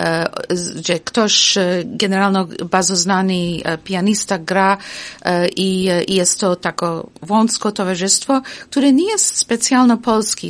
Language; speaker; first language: Polish; non-native, fluent; English